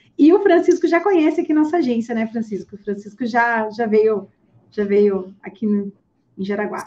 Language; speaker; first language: Portuguese; native; Portuguese